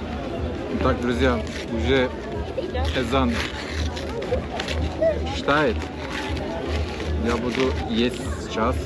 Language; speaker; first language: Russian; non-native, learner; Turkish